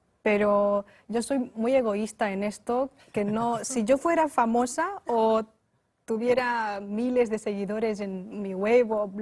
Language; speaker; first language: Spanish; non-native, fluent; Chinese